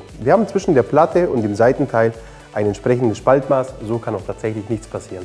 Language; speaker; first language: German; native; German